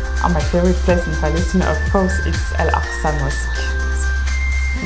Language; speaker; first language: English; non-native, fluent; French